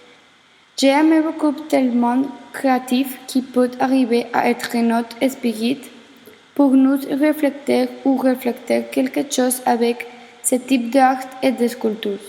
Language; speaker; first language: French; non-native, learner; Spanish